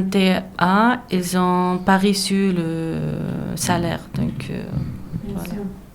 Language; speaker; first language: French; non-native, learner; Persian